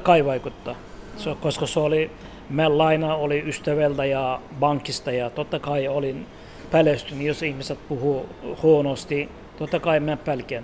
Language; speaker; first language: Finnish; non-native, learner; Turkish